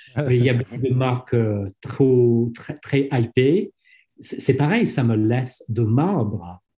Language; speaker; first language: French; non-native, fluent; English